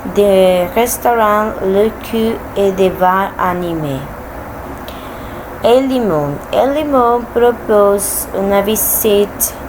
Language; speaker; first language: French; non-native, learner; Spanish